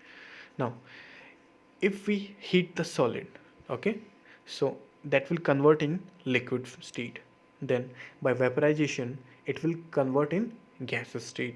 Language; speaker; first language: English; non-native, local second language; Hindi